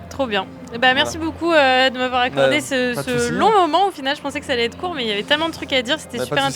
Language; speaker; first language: French; native; French